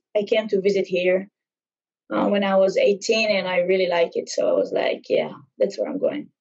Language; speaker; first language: English; non-native, fluent; Hebrew